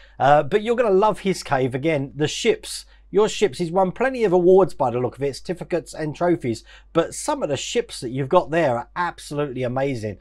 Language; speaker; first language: English; native; English